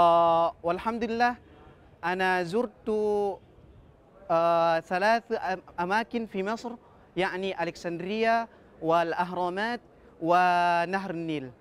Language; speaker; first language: Arabic; non-native, fluent; Indonesian